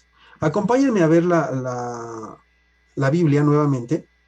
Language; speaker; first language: Spanish; native; Spanish